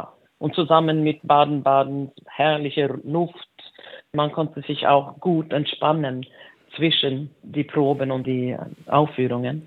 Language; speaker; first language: German; non-native, fluent; Swedish